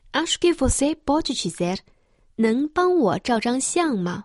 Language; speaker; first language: Portuguese; non-native, fluent; Chinese